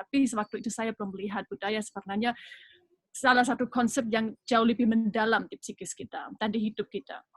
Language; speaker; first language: Indonesian; non-native, fluent; German